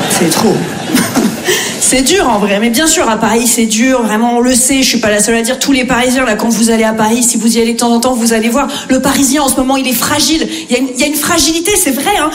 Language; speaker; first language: French; native; French